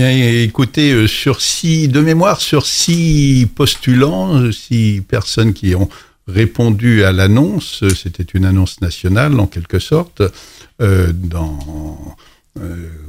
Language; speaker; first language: French; native; French